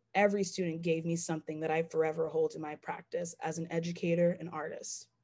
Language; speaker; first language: English; native; English